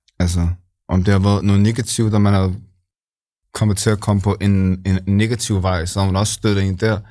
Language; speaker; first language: Danish; native; Danish